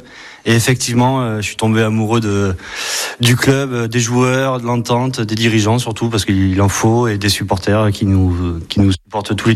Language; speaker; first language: French; native; French